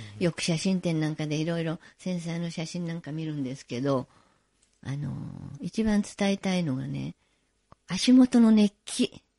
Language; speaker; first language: Japanese; native; Japanese